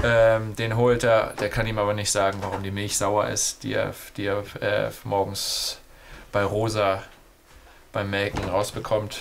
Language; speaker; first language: German; native; German